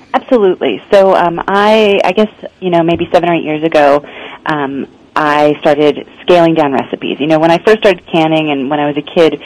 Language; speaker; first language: English; native; English